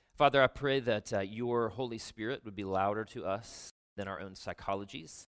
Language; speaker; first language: English; native; English